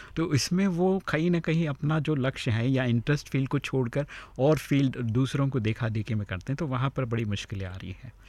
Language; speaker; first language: Hindi; native; Hindi